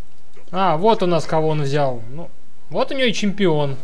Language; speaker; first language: Russian; native; Russian